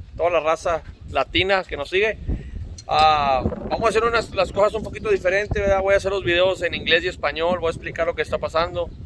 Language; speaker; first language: Spanish; early bilingual, other home language; English